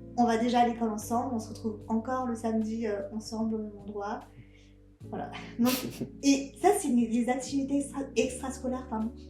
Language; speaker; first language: French; non-native, local second language; Malagasy